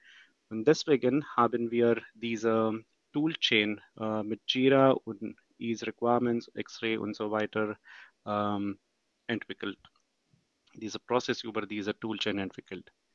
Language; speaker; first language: German; non-native, fluent; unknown